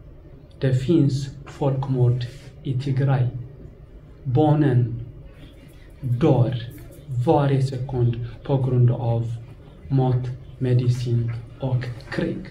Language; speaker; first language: Swedish; non-native, fluent; Tigrinya